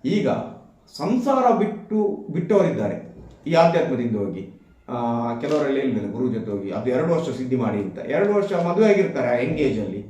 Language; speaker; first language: Kannada; non-native, local second language; Tulu